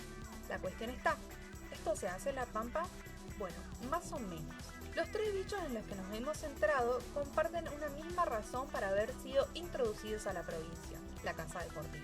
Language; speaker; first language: Spanish; native; Spanish